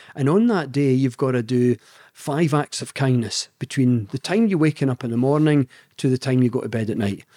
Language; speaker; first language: English; native; English